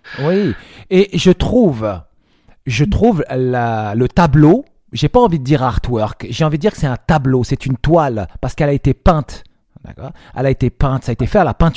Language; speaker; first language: French; native; French